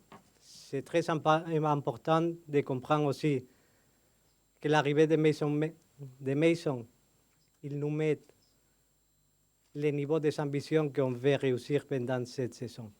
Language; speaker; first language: French; non-native, fluent; Spanish